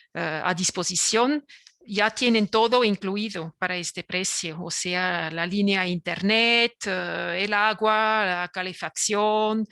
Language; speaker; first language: Spanish; non-native, fluent; French